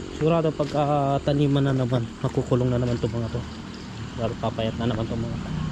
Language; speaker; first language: Filipino; non-native, local second language; Iloko